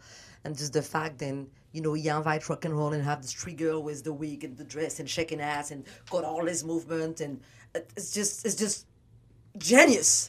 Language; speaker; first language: English; non-native, learner; French